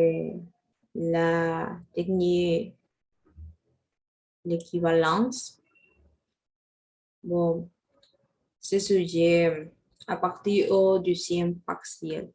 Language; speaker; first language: French; non-native, learner; Spanish